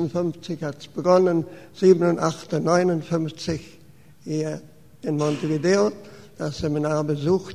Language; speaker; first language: German; early bilingual, heritage; German